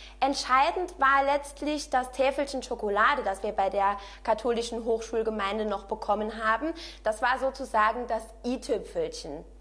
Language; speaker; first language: German; native; German